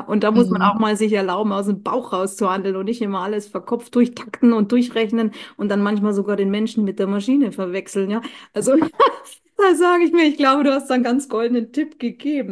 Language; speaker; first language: German; native; German